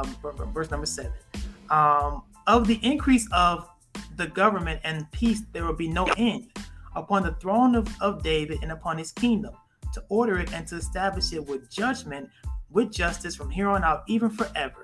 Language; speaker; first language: English; native; English